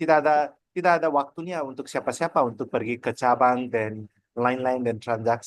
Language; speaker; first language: Indonesian; non-native, learner; Nepali